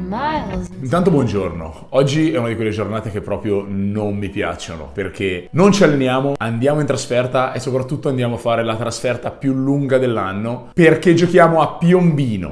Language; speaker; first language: Italian; native; Italian